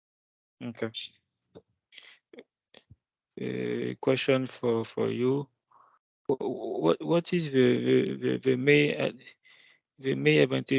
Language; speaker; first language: English; non-native, learner; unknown